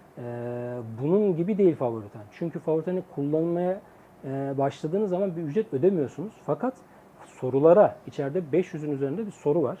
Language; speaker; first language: Turkish; native; Turkish